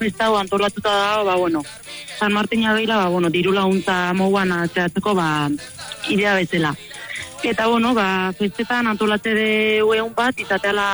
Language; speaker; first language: Basque; native; Basque